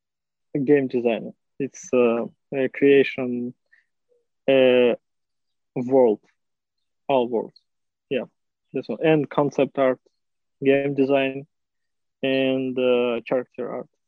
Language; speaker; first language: English; non-native, learner; Russian